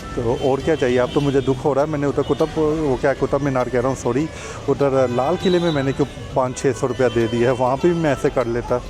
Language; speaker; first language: Urdu; native; Urdu